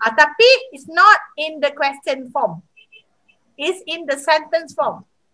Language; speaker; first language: English; non-native, local second language; Malay